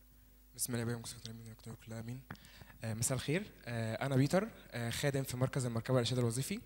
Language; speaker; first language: Arabic; native; Arabic